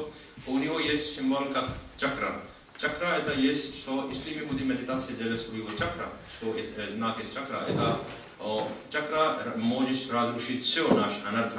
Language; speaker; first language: Russian; non-native, learner; Hindi